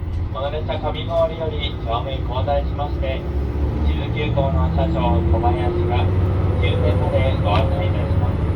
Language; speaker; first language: Japanese; native; Japanese